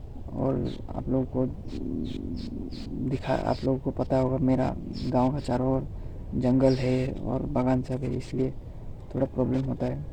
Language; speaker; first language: Hindi; non-native, local second language; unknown